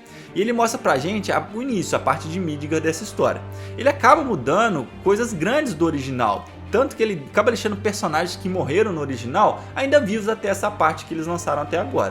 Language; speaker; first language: Portuguese; native; Portuguese